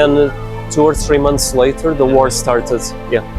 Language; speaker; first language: English; non-native, fluent; Portuguese